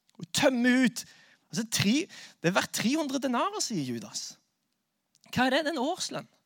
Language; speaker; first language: Norwegian; native; Norwegian